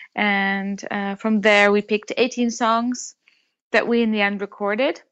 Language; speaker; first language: English; non-native, fluent; Dutch